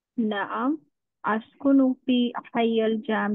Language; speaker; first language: Arabic; non-native, learner; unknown